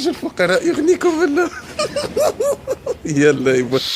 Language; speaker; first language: Arabic; native; Arabic